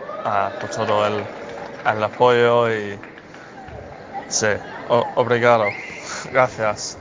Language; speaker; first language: Spanish; non-native, fluent; English